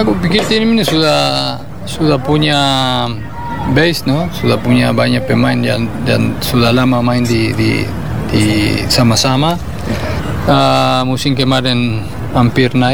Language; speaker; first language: Indonesian; non-native, fluent; Spanish